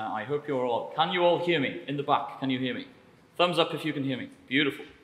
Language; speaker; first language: English; native; English